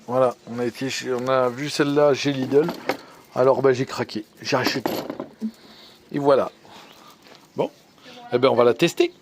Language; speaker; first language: French; native; French